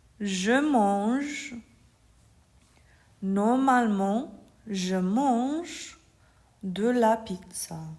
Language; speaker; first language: French; non-native, fluent; English